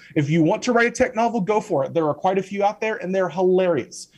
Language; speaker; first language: English; native; English